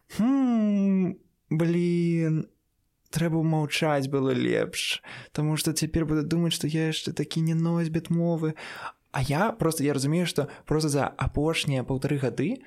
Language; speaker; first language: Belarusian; non-native, local second language; Russian